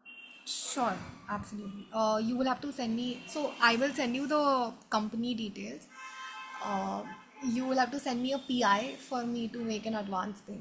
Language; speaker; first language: English; non-native, local second language; Hindi